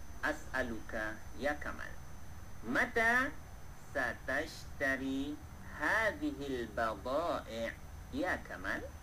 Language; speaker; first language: Arabic; non-native, fluent; Malay